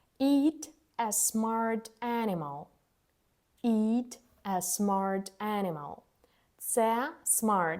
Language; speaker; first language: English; non-native, fluent; Ukrainian